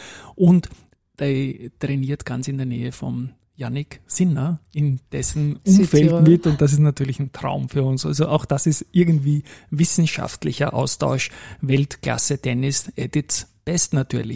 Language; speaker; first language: German; native; German